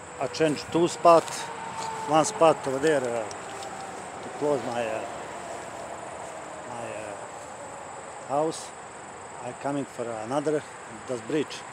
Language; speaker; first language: English; non-native, learner; Croatian